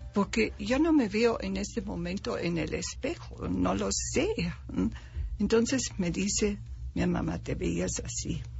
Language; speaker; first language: Spanish; non-native, fluent; German